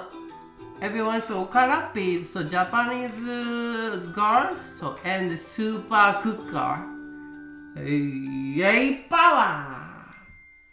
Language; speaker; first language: English; non-native, learner; Japanese